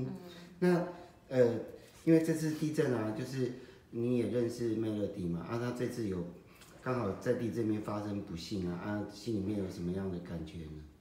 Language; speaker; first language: Chinese; native; Chinese